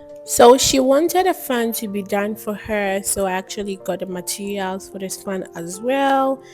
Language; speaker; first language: English; non-native, local second language; Akan